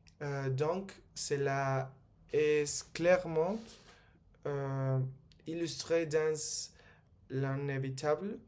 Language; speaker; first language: French; non-native, learner; Spanish